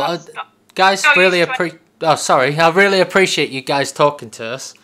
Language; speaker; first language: English; native; English